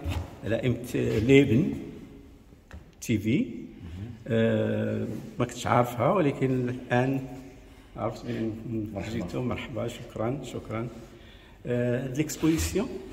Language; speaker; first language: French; non-native, local second language; Arabic